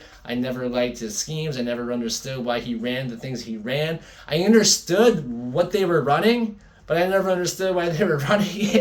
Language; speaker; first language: English; native; English